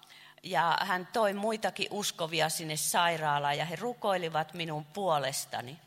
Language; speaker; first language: Finnish; non-native, fluent; Chinese